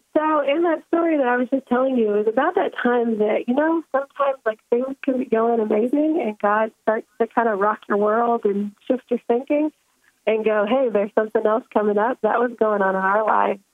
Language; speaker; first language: English; native; English